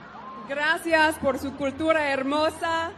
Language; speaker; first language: Spanish; non-native, fluent; English